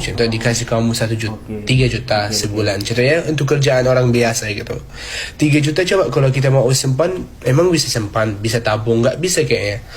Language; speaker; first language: Indonesian; non-native, fluent; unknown